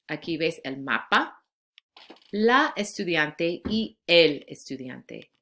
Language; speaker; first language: Spanish; non-native, fluent; English